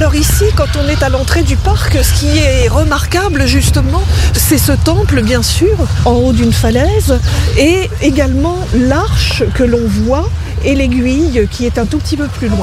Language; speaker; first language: French; native; French